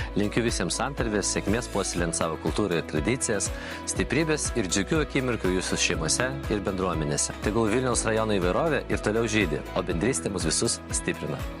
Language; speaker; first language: Lithuanian; non-native, local second language; Polish